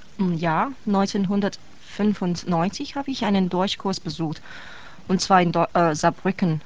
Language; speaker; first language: German; non-native, fluent; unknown